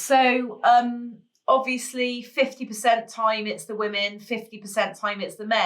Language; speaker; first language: English; native; English